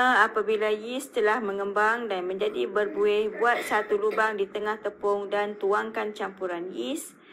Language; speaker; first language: Malay; native; Malay